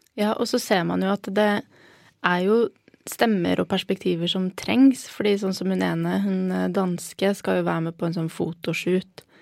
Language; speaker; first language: Norwegian; native; Norwegian